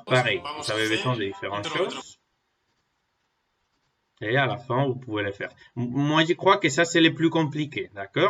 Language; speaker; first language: French; non-native, fluent; Spanish